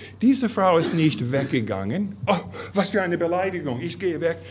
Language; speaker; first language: German; non-native, fluent; English